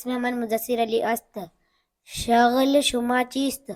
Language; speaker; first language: Persian; non-native, learner; Urdu